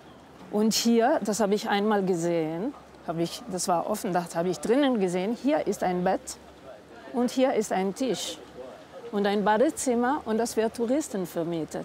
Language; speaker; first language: German; non-native, fluent; Italian